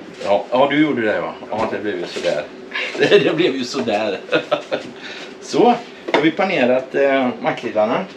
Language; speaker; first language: Swedish; native; Swedish